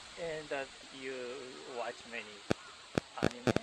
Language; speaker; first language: English; non-native, fluent; Japanese